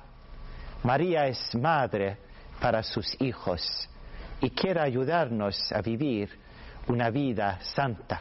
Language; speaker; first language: Spanish; non-native, learner; Swedish